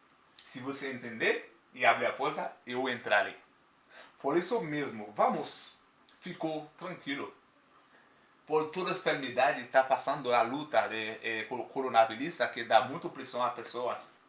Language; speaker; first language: Portuguese; non-native, learner; Haitian Creole